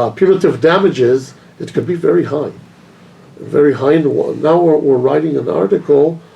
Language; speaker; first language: English; non-native, fluent; Hebrew